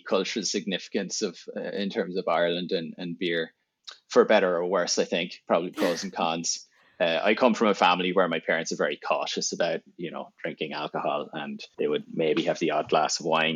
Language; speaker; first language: English; native; English